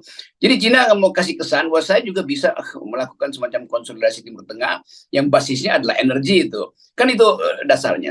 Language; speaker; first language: Indonesian; native; Indonesian